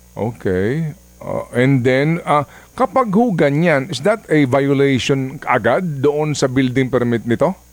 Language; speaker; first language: Filipino; native; Filipino